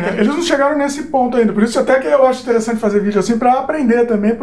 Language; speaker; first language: Portuguese; native; Portuguese